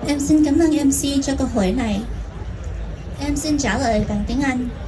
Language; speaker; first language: Vietnamese; early bilingual, heritage; Vietnamese